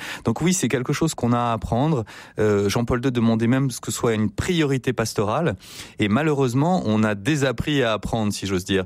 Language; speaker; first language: French; native; French